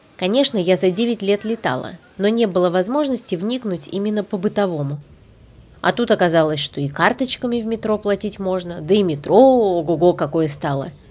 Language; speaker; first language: Russian; native; Russian